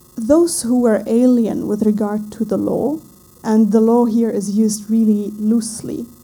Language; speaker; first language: English; non-native, fluent; Arabic